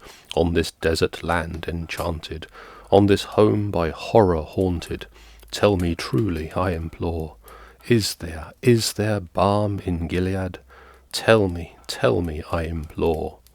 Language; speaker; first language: English; native; English